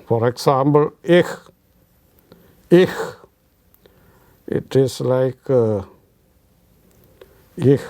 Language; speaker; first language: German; non-native, fluent; Malayalam